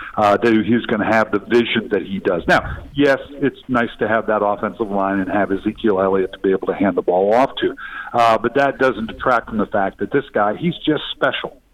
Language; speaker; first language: English; native; English